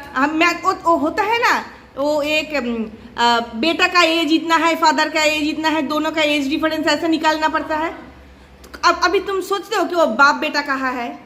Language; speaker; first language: Hindi; non-native, local second language; Bangla